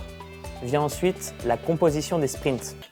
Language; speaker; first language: French; native; French